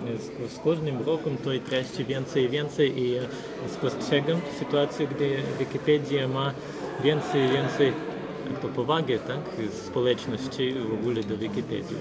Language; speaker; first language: Polish; non-native, learner; Ukrainian